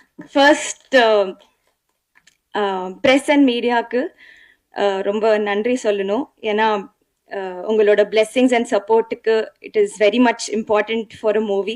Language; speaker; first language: Tamil; non-native, fluent; Telugu